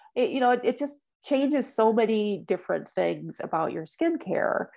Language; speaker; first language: English; native; English